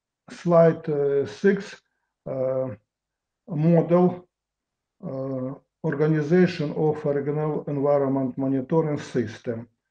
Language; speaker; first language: English; non-native, learner; Russian